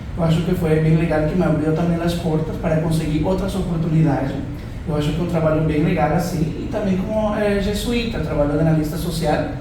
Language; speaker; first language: Portuguese; non-native, fluent; Spanish